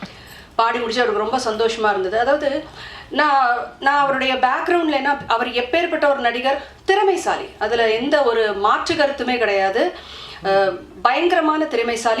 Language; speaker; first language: Tamil; native; Tamil